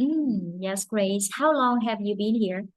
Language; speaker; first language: English; non-native, fluent; Vietnamese